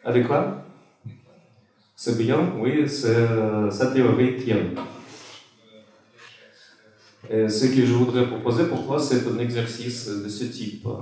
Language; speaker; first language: French; non-native, fluent; Russian